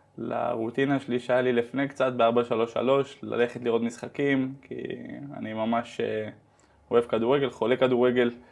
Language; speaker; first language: Hebrew; early bilingual, heritage; Hebrew